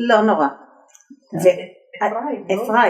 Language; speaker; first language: Hebrew; native; Hebrew